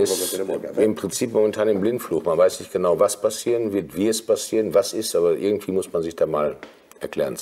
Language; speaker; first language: German; native; German